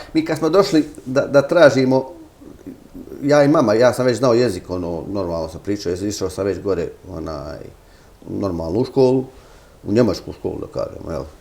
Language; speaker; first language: Bosnian; native; Bosnian